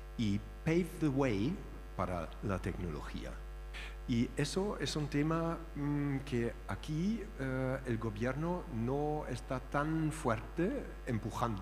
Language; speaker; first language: Spanish; non-native, fluent; German